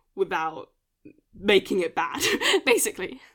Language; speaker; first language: English; early bilingual, other home language; Malay